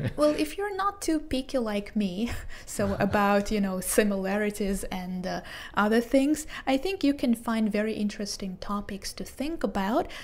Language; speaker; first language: English; non-native, fluent; Hebrew